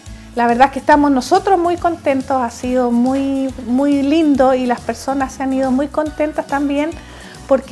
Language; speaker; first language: Spanish; native; Spanish